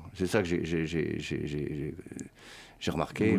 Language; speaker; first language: French; early bilingual, other home language; Swedish